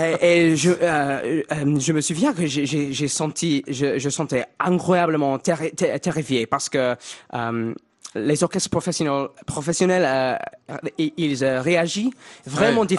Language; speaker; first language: French; non-native, fluent; English